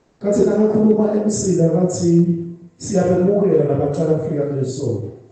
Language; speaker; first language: Zulu; non-native, local second language; Swati